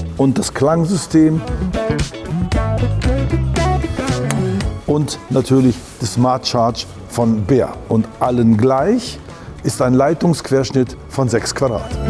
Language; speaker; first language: German; native; German